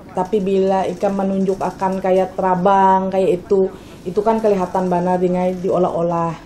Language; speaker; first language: Indonesian; non-native, local second language; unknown